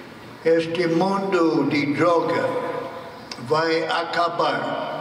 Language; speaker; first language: Portuguese; non-native, fluent; English